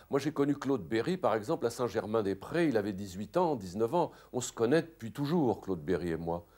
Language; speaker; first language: French; native; French